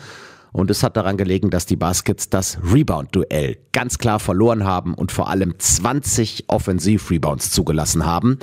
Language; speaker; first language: German; native; German